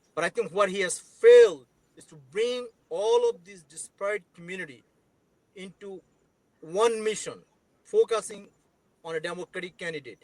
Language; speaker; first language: English; non-native, local second language; Bangla